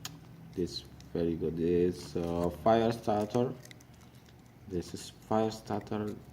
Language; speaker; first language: English; non-native, learner; Indonesian